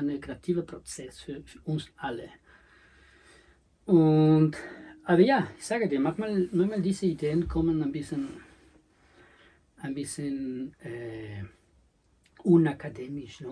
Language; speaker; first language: German; non-native, learner; Spanish